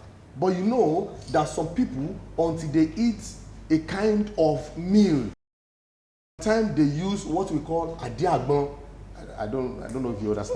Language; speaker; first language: English; non-native, local second language; Yoruba